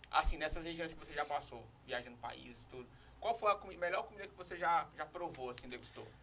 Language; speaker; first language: Portuguese; native; Portuguese